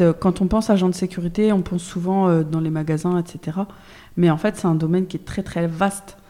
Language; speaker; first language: French; native; French